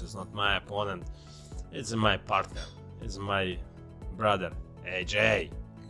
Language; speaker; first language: English; non-native, learner; Ukrainian